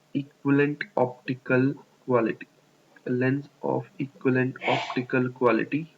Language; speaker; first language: English; non-native, local second language; Punjabi